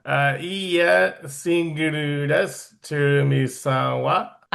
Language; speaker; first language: Japanese; non-native, learner; English